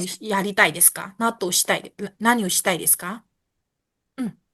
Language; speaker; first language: Japanese; non-native, fluent; Burmese